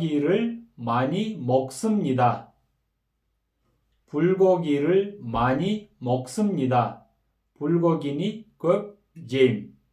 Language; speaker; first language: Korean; non-native, fluent; Kyrgyz